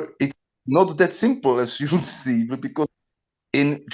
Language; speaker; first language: English; non-native, learner; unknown